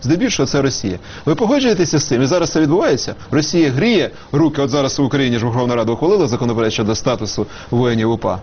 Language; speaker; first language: Ukrainian; native; Ukrainian